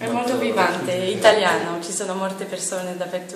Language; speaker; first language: Italian; non-native, learner; French